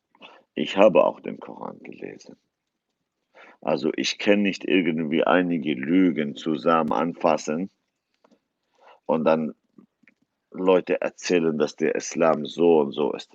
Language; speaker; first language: German; non-native, fluent; Kurdish